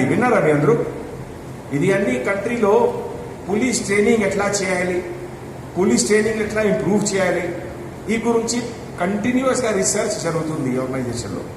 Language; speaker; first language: Telugu; non-native, fluent; Hindi